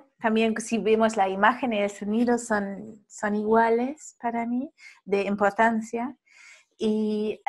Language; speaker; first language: Spanish; non-native, fluent; German